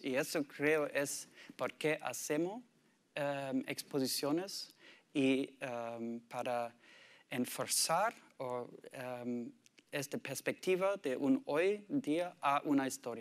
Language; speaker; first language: Spanish; non-native, learner; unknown